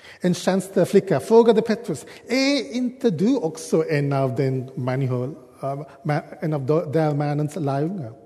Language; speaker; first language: Swedish; non-native, learner; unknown